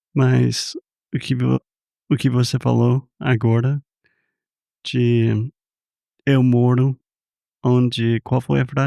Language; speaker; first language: Portuguese; non-native, fluent; English